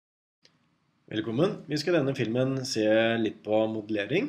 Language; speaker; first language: Norwegian; native; Norwegian